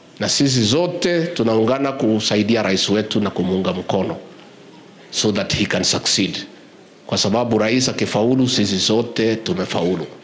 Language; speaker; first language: Swahili; non-native, local second language; Kikuyu